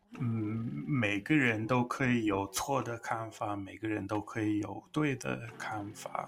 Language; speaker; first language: Chinese; non-native, learner; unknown